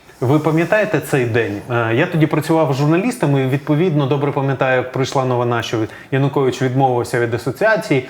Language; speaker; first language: Ukrainian; native; Ukrainian